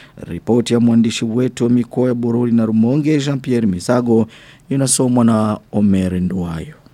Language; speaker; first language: Swahili; non-native, local second language; Rundi